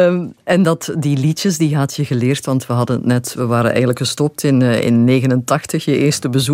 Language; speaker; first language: Dutch; native; Dutch